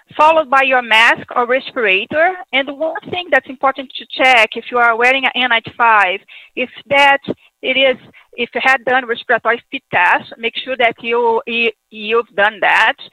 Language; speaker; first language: English; non-native, fluent; Portuguese